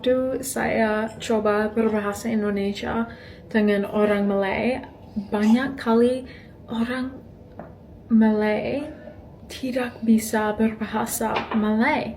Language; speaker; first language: Indonesian; non-native, fluent; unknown